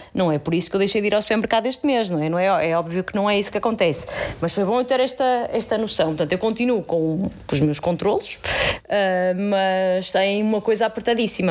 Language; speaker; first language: Portuguese; native; Portuguese